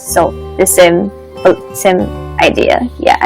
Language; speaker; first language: English; non-native, learner; Chinese